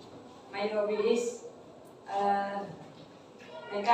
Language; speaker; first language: English; non-native, learner; Indonesian